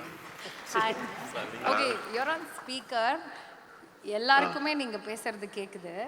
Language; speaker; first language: Tamil; native; Tamil